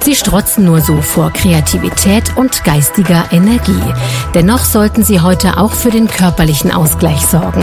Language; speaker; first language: German; native; German